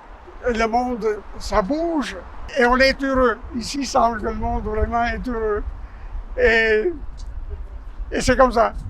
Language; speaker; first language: French; non-native, fluent; Italian